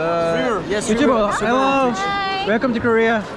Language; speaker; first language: English; non-native, learner; Korean